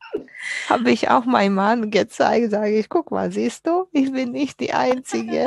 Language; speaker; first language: German; non-native, fluent; Romanian